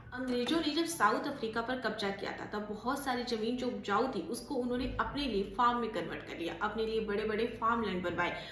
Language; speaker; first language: Hindi; native; Hindi